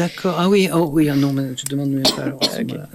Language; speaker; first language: French; native; French